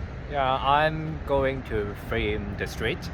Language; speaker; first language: English; non-native, learner; Cantonese